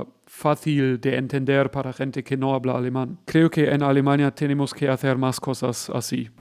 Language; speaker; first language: Spanish; non-native, fluent; German